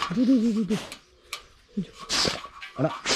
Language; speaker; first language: Japanese; native; Japanese